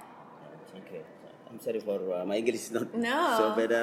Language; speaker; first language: English; non-native, learner; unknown